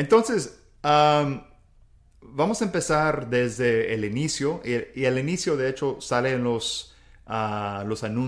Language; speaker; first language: Spanish; non-native, fluent; English